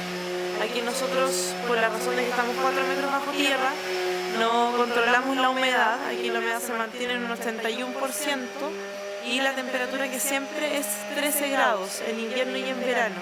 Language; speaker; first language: Spanish; native; Spanish